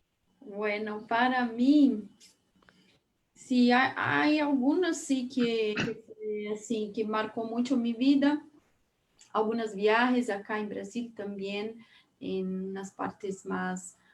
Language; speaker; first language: Spanish; non-native, fluent; Portuguese